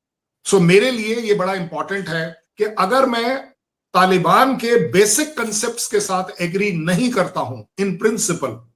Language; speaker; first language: Hindi; native; Hindi